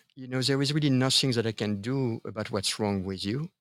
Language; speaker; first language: English; non-native, fluent; French